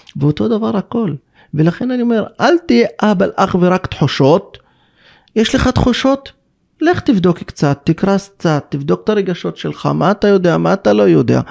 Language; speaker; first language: Hebrew; non-native, local second language; Arabic